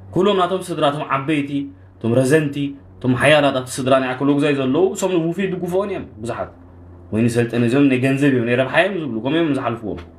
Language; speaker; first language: Tigrinya; native; Tigrinya